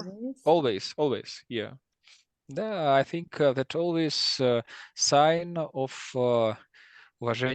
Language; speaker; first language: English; non-native, learner; Russian